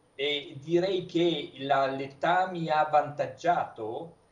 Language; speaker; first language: Italian; native; Italian